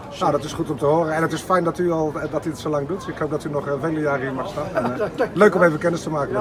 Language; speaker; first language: Dutch; native; Dutch